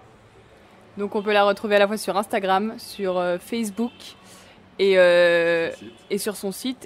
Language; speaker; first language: French; native; French